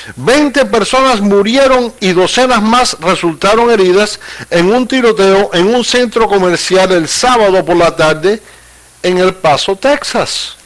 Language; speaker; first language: Spanish; native; Spanish